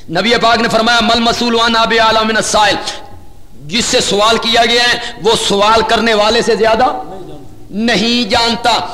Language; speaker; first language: Urdu; non-native, local second language; Punjabi